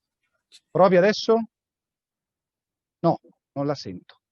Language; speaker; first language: Italian; native; Italian